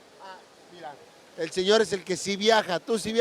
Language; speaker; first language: Spanish; native; Spanish